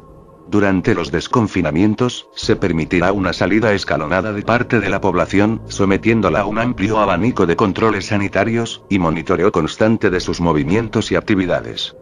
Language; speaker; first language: Spanish; native; Spanish